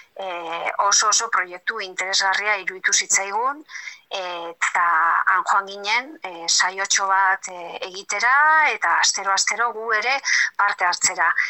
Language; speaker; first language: Basque; native; Basque